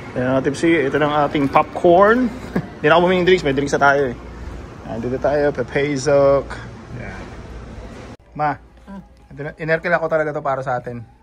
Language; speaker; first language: Filipino; native; Filipino